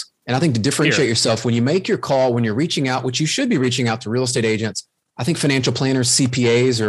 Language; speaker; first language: English; native; English